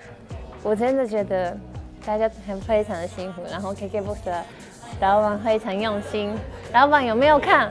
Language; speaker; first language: Chinese; non-native, fluent; Japanese